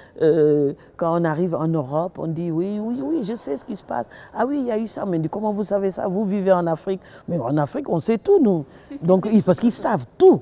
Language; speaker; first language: French; non-native, local second language; Wolof